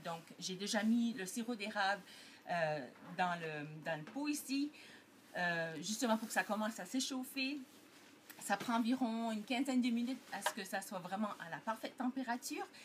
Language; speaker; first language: French; early bilingual, heritage; French